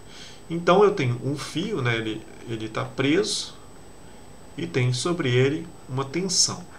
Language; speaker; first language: Portuguese; native; Portuguese